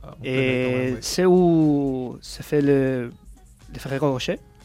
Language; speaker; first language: French; early bilingual, heritage; Spanish